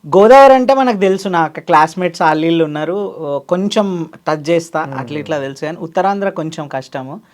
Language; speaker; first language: Telugu; native; Telugu